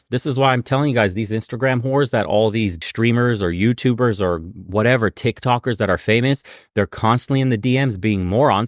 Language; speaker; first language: English; native; English